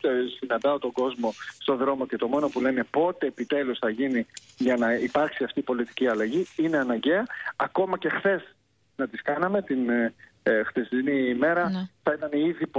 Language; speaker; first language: Greek; native; Greek